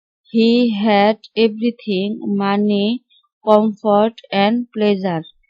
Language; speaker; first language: English; non-native, local second language; Bangla